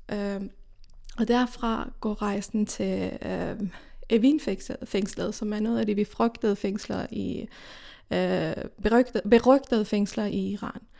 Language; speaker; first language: Danish; early bilingual, other home language; Persian